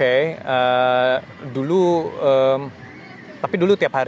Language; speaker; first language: Indonesian; native; Indonesian